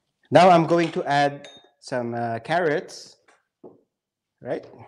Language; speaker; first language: English; non-native, local second language; Filipino